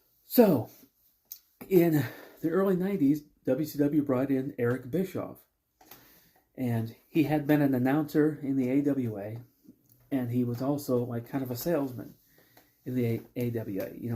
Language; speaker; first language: English; native; English